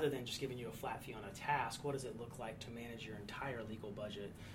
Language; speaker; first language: English; native; English